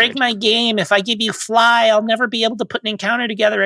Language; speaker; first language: English; native; English